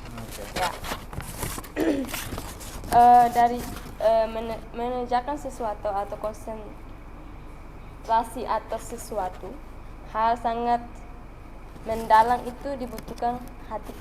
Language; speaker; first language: Indonesian; non-native, learner; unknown